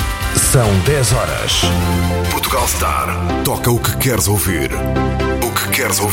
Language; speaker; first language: Portuguese; native; Portuguese